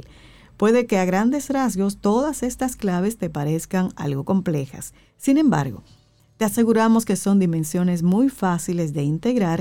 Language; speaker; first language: Spanish; native; Spanish